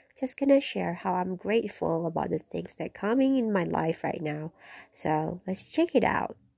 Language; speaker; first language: English; non-native, fluent; Indonesian